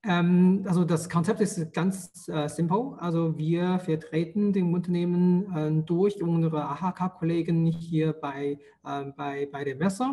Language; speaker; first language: German; non-native, fluent; Chinese